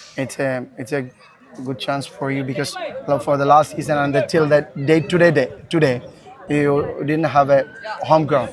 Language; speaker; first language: English; non-native, local second language; Malayalam